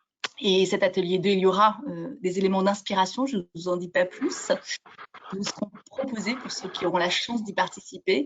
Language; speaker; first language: French; native; French